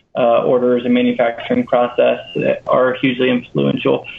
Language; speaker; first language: English; native; English